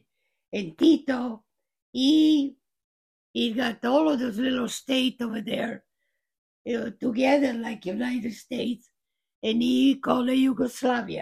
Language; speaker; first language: English; non-native, fluent; Italian